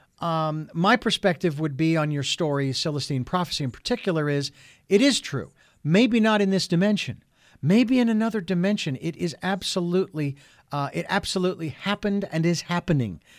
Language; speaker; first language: English; native; English